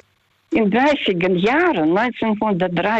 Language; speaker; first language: German; non-native, learner; Russian